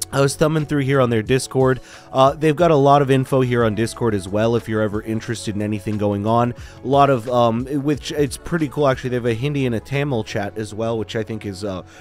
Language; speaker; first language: English; native; English